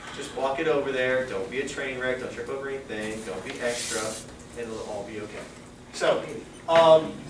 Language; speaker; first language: English; native; English